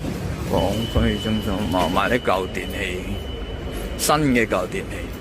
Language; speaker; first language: Cantonese; native; Cantonese